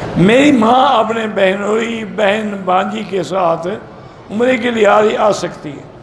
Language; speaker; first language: Urdu; early bilingual, heritage; Urdu